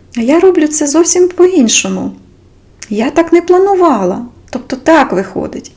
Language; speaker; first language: Ukrainian; non-native, local second language; Russian